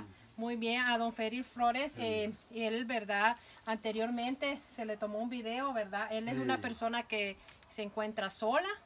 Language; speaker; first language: Spanish; native; Spanish